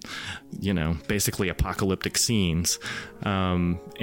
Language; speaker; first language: English; native; English